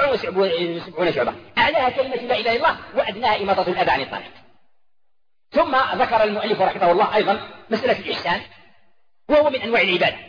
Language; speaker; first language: Arabic; native; Arabic